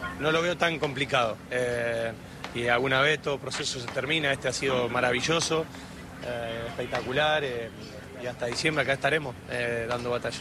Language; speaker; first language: Spanish; native; Spanish